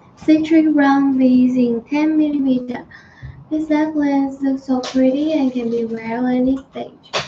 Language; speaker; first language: English; non-native, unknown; Chinese